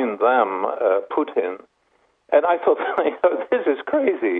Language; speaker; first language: English; non-native, fluent; Dutch